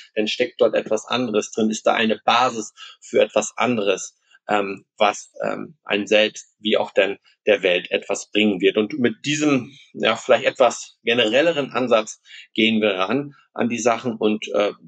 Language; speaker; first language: German; non-native, local second language; Low German